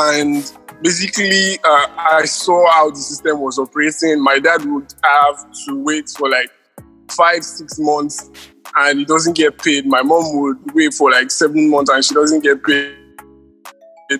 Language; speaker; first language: English; non-native, local second language; Yoruba